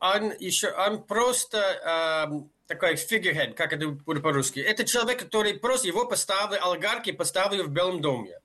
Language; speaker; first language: Russian; non-native, fluent; English